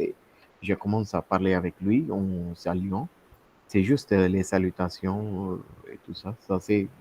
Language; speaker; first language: French; non-native, learner; Hindi